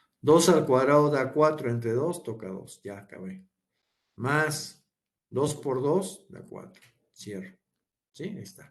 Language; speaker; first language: Spanish; native; Spanish